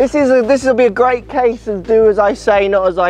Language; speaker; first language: English; native; English